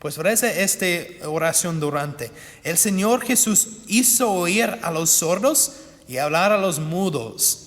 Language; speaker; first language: Spanish; non-native, fluent; English